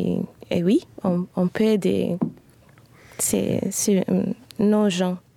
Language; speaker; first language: French; non-native, fluent; Spanish